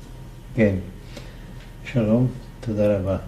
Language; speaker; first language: Hebrew; non-native, fluent; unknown